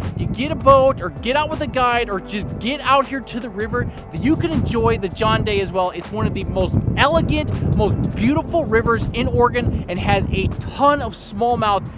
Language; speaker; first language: English; native; English